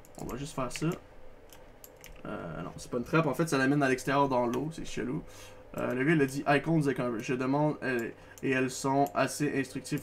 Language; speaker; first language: French; native; French